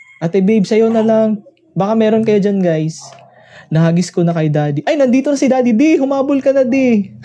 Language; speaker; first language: Filipino; non-native, local second language; Cebuano